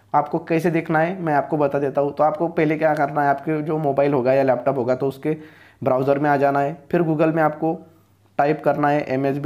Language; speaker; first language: Hindi; non-native, local second language; Marathi